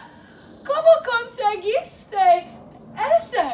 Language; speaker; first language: Spanish; non-native, learner; English